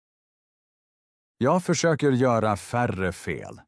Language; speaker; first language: Swedish; non-native, fluent; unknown